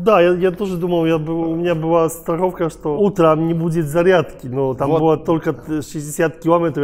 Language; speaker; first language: Russian; non-native, learner; Polish